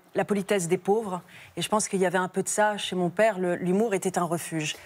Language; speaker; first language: French; native; French